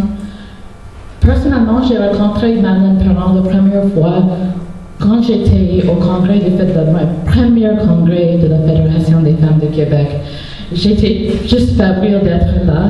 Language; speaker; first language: French; non-native, local second language; English